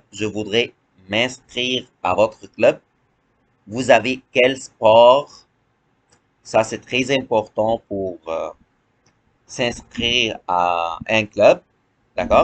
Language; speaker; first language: French; non-native, fluent; Arabic